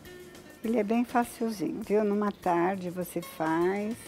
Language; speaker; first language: Portuguese; native; Portuguese